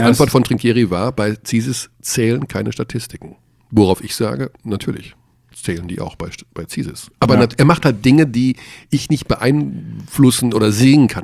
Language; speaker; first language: German; native; German